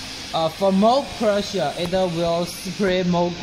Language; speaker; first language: English; non-native, learner; Chinese